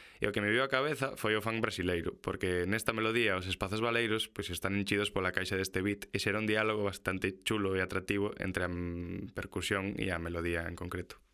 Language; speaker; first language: Galician; non-native, local second language; Spanish